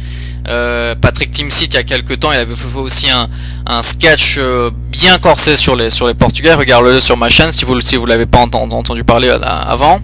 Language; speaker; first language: French; early bilingual, other home language; Portuguese